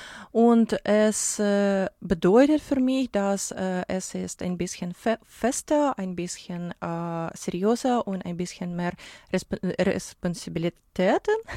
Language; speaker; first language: German; non-native, learner; Ukrainian